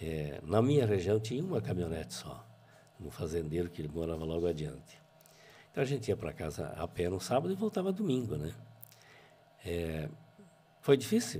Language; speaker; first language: Portuguese; native; Portuguese